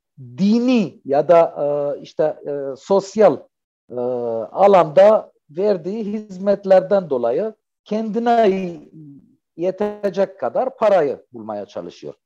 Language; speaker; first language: Turkish; non-native, fluent; Arabic